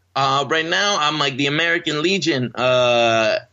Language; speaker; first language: English; native; English